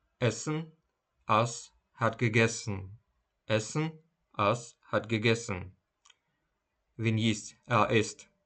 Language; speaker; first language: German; non-native, fluent; Ukrainian